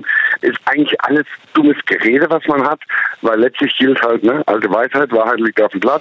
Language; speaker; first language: German; native; German